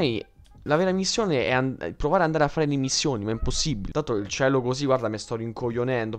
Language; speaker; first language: Italian; native; Italian